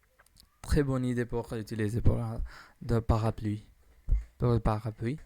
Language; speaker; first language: French; non-native, learner; English